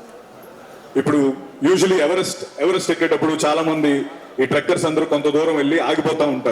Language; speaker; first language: Telugu; native; Telugu